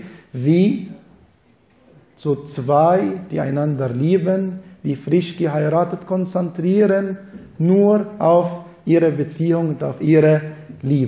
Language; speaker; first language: German; non-native, fluent; Arabic